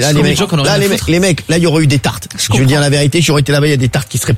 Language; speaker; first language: French; native; French